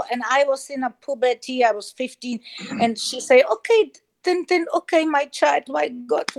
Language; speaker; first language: English; non-native, learner; German